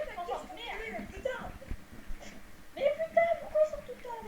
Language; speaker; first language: French; native; French